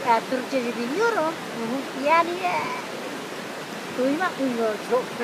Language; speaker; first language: Turkish; non-native, local second language; Kurdish